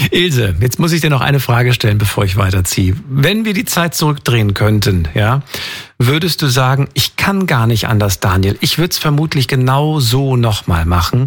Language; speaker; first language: German; native; German